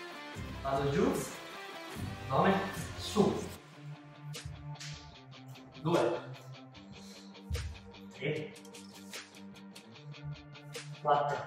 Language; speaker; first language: Italian; native; Italian